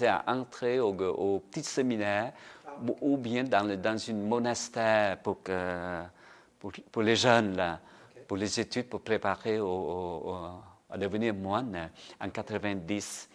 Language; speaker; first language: French; non-native, fluent; Vietnamese